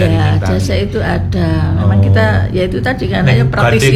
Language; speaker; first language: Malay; non-native, local second language; Javanese